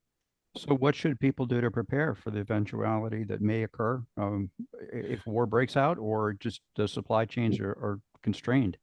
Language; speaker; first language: English; native; English